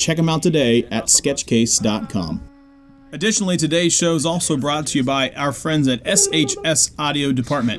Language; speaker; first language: English; native; English